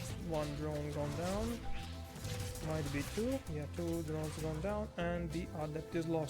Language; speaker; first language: English; non-native, fluent; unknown